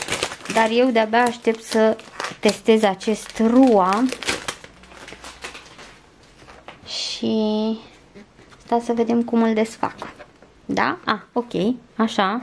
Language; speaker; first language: Romanian; native; Romanian